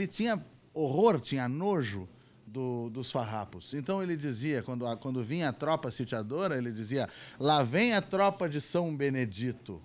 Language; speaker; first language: Portuguese; native; Portuguese